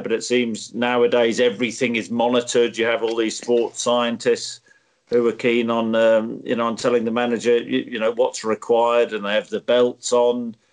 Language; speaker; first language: English; native; English